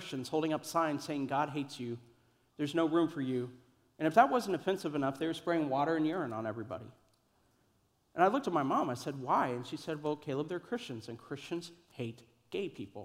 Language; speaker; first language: English; native; English